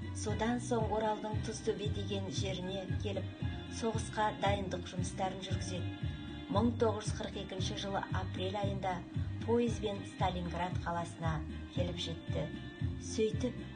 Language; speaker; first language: Kazakh; native; Kazakh